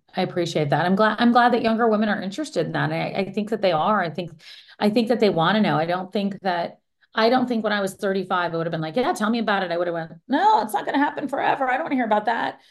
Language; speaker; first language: English; native; English